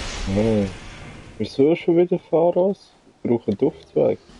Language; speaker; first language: German; native; German